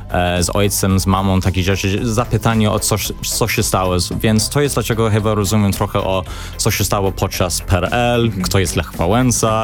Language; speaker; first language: Polish; early bilingual, heritage; English